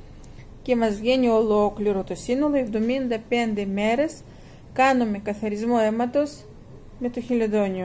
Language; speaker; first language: Greek; non-native, fluent; Russian